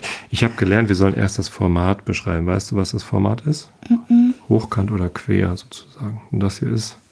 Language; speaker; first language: German; native; German